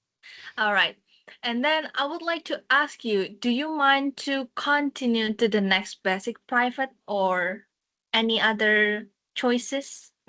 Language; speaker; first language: English; non-native, fluent; Indonesian